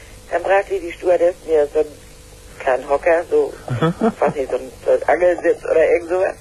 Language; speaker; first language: German; native; German